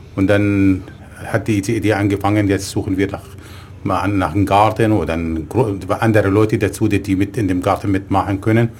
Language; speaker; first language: German; non-native, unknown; Arabic